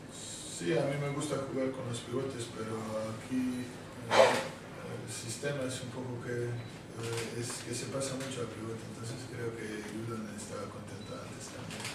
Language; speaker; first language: Spanish; non-native, fluent; Croatian